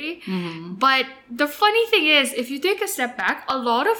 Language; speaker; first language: English; non-native, local second language; Filipino